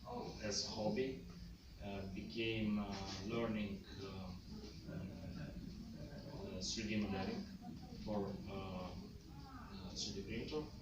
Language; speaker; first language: English; non-native, learner; Russian